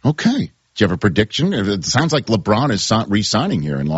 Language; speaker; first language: English; native; English